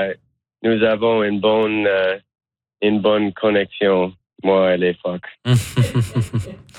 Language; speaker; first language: French; non-native, learner; English